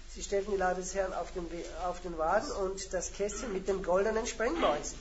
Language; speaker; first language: German; native; German